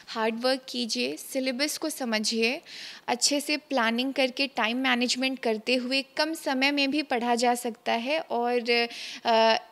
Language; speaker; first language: Hindi; native; Hindi